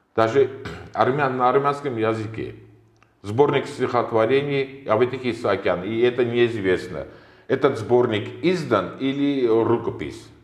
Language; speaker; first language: Russian; non-native, local second language; Armenian